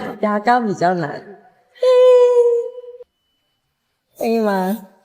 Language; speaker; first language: Chinese; non-native, fluent; Thai